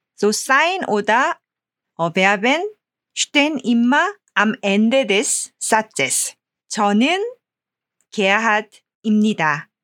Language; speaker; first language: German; non-native, fluent; Korean